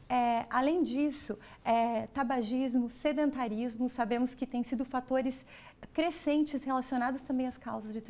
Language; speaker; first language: Portuguese; native; Portuguese